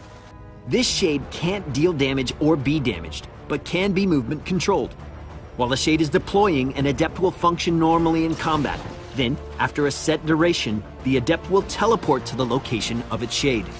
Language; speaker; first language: English; native; English